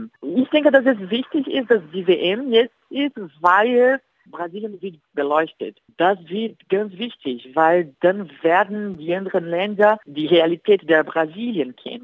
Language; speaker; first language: German; non-native, fluent; Portuguese